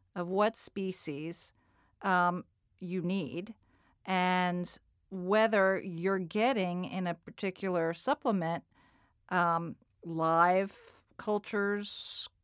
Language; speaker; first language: English; native; English